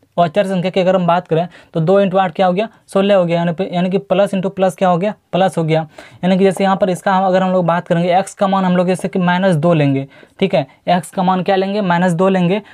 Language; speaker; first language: Hindi; native; Hindi